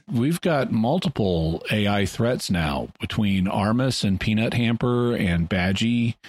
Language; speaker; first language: English; native; English